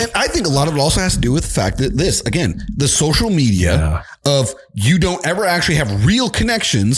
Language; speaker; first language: English; native; English